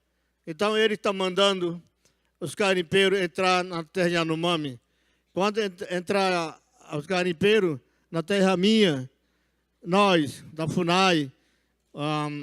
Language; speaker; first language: Portuguese; non-native, local second language; Yanomámi